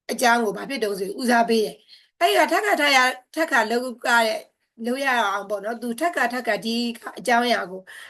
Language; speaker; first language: Burmese; native; Burmese